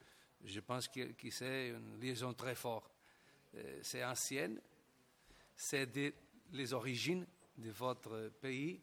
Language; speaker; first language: French; non-native, fluent; Portuguese